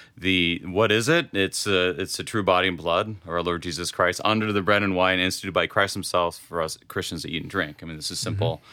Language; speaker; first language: English; native; English